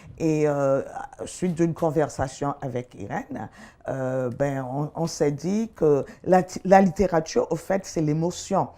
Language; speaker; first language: French; non-native, local second language; Haitian Creole